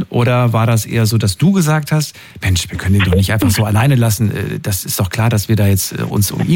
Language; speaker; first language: German; native; German